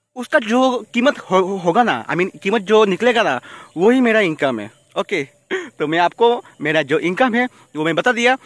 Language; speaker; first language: Hindi; non-native, local second language; Bangla